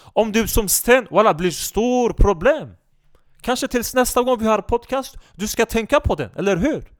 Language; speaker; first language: Swedish; non-native, fluent; Turkish